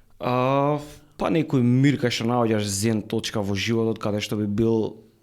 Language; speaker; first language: Macedonian; native; Macedonian